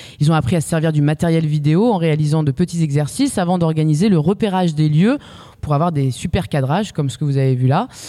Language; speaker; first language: French; native; French